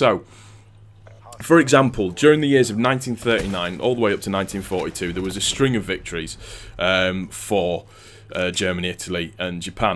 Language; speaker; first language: English; native; English